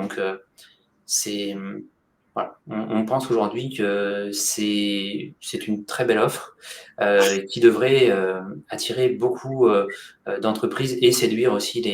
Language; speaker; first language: French; native; French